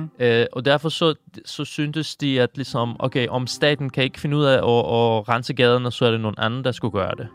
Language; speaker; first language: Danish; non-native, fluent; Persian